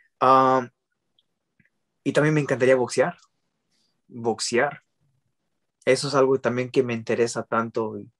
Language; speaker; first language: Spanish; early bilingual, heritage; Spanish